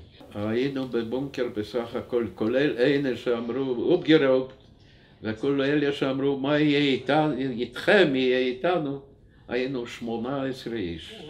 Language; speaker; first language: Hebrew; non-native, fluent; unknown